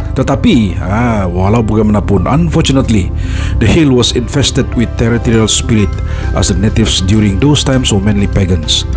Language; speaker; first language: English; non-native, local second language; Malay